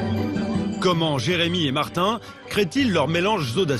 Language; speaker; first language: French; native; French